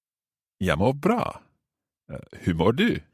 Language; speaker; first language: Swedish; non-native, learner; English